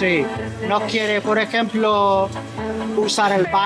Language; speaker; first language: Spanish; non-native, learner; English